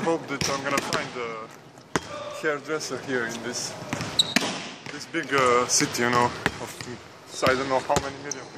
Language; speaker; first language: English; non-native, fluent; Serbian